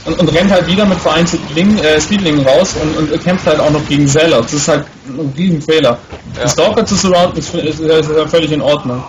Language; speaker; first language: German; native; German